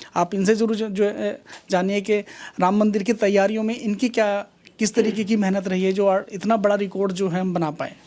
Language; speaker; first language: Hindi; native; Hindi